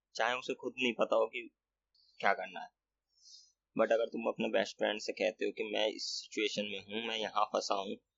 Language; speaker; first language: Hindi; native; Hindi